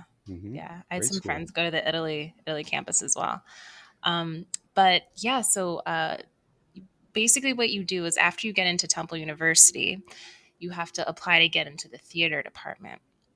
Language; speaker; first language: English; native; English